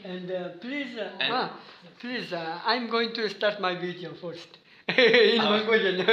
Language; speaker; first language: English; non-native, learner; Mongolian